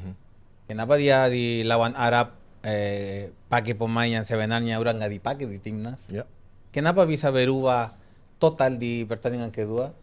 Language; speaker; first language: Indonesian; non-native, fluent; Spanish